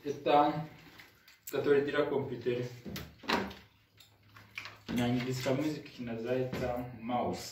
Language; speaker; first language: Russian; non-native, learner; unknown